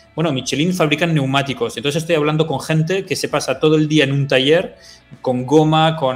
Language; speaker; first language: Spanish; early bilingual, other home language; French